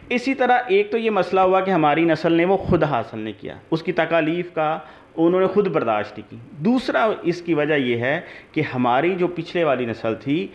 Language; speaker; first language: Urdu; native; Urdu